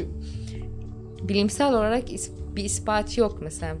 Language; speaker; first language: Turkish; non-native, fluent; Arabic